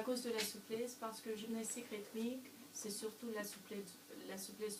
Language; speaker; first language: French; non-native, fluent; Russian